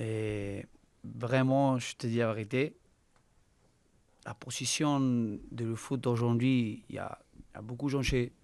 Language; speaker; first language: French; non-native, learner; Spanish